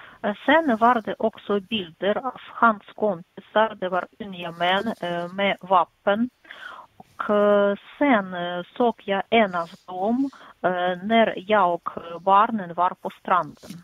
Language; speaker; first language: Swedish; non-native, fluent; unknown